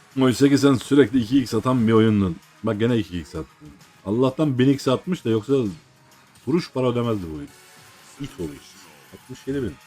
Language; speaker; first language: Turkish; native; Turkish